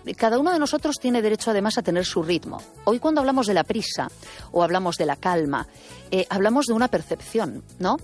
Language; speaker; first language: Spanish; native; Spanish